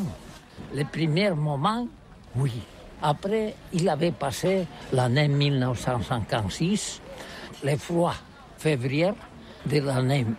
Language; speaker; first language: French; non-native, learner; Catalan